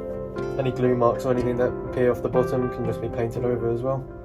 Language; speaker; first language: English; native; English